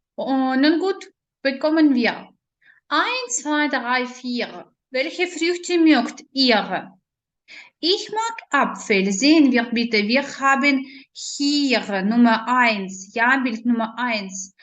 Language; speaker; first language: German; non-native, learner; Ukrainian